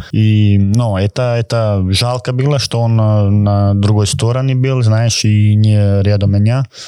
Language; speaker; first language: Russian; non-native, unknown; Croatian